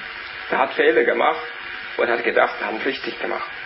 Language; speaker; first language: German; non-native, learner; Vietnamese